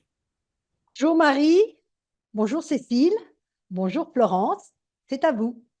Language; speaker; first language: French; native; French